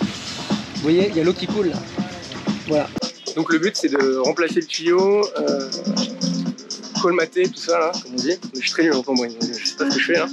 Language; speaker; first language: French; native; French